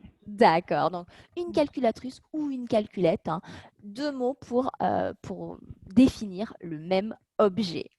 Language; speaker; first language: French; native; French